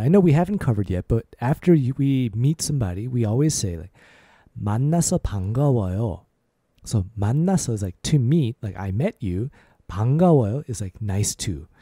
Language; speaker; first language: English; native; English